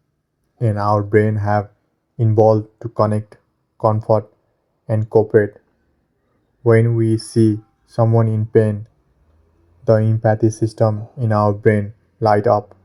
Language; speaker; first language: English; non-native, fluent; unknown